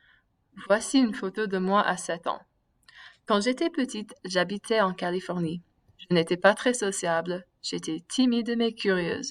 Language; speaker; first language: French; non-native, fluent; English